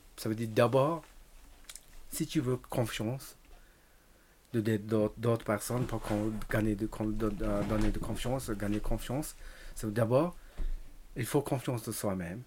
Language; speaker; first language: French; non-native, learner; Tibetan